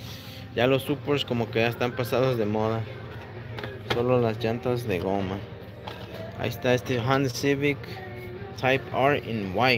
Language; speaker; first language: Spanish; early bilingual, heritage; Spanish